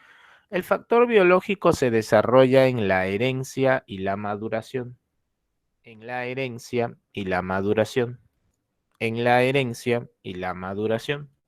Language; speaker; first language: Spanish; native; Spanish